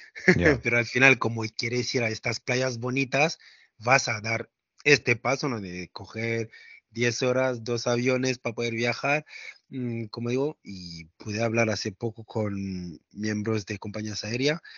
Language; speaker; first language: Spanish; non-native, fluent; French